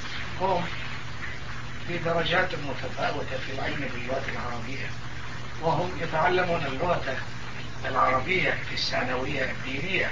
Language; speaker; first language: Arabic; non-native, fluent; Turkish